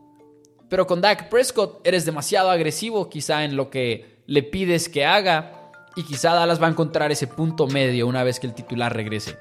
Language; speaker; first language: Spanish; native; Spanish